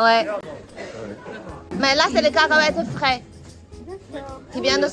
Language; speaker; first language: French; non-native, fluent; Chinese